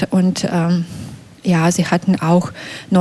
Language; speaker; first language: German; non-native, fluent; Belarusian